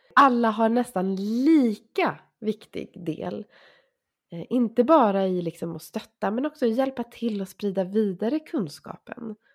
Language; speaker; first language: Swedish; native; Swedish